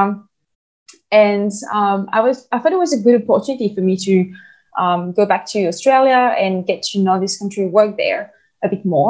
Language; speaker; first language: English; non-native, fluent; French